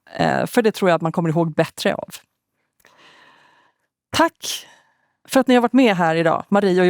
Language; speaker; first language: Swedish; native; Swedish